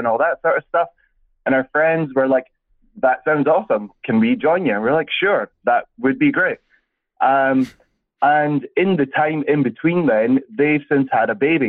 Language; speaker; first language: English; native; English